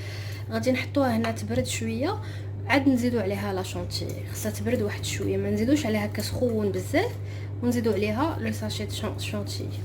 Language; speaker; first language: Arabic; native; Arabic